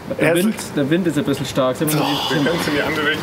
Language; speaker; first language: German; native; German